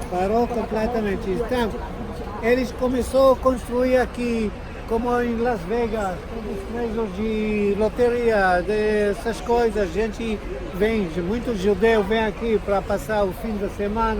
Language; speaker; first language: Portuguese; non-native, learner; Hebrew